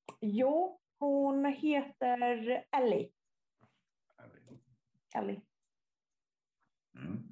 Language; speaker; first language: Swedish; non-native, fluent; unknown